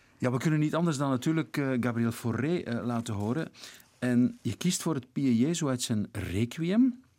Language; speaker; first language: Dutch; native; Dutch